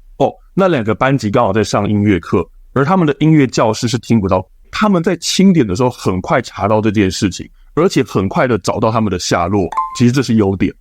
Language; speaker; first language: Chinese; native; Chinese